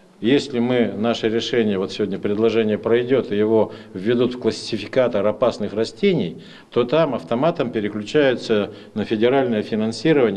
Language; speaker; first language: Russian; native; Russian